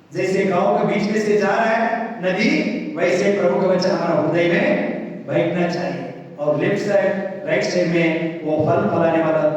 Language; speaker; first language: Hindi; non-native, local second language; Telugu